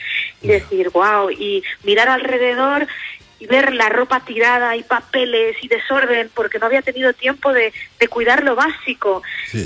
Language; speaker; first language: Spanish; native; Spanish